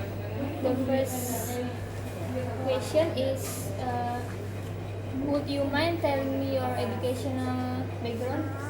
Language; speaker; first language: English; non-native, learner; Indonesian